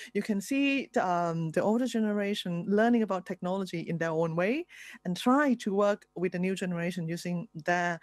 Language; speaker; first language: English; non-native, fluent; Thai